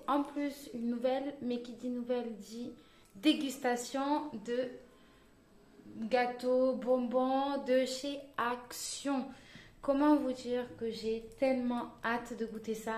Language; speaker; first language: French; native; French